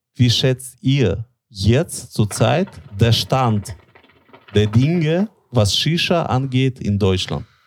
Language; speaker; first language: German; non-native, fluent; Russian